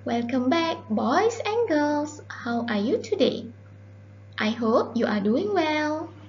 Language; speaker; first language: English; non-native, local second language; Malay